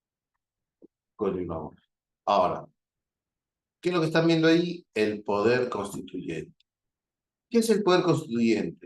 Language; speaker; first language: Spanish; native; Spanish